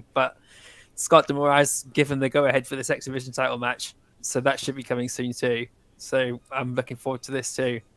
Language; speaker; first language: English; native; English